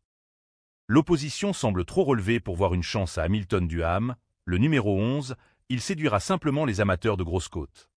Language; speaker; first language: French; native; French